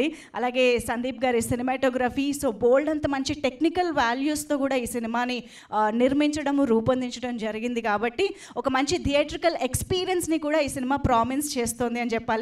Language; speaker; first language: Telugu; native; Telugu